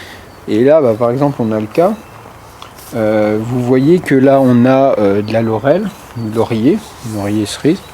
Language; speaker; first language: French; native; French